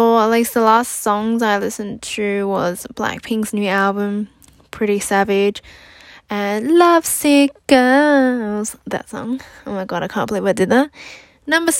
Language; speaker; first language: English; native; English